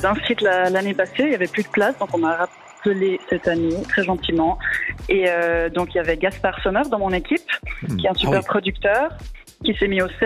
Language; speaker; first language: French; native; French